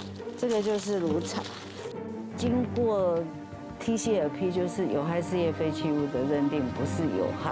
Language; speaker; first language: Chinese; native; Chinese